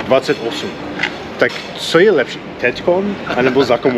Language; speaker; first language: Czech; non-native, fluent; English